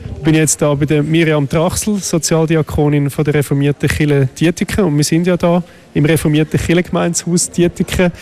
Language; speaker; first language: German; native; German